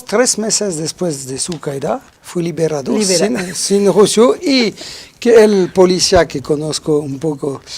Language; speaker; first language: Spanish; non-native, fluent; French